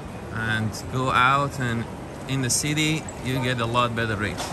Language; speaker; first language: English; non-native, fluent; Persian